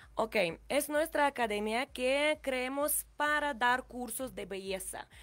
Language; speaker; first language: Spanish; non-native, learner; Ukrainian